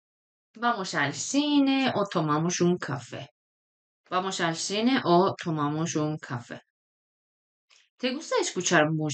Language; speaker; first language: Spanish; non-native, fluent; Persian